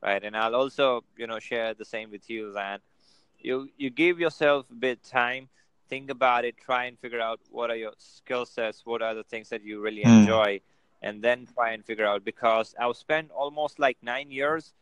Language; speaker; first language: English; non-native, local second language; Gujarati